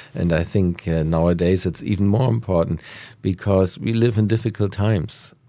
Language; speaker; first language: English; non-native, fluent; German